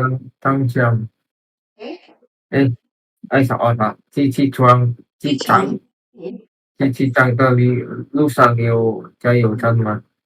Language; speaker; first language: Chinese; non-native, learner; Indonesian